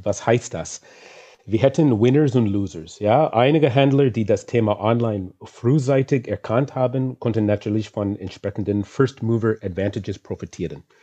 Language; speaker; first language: German; non-native, fluent; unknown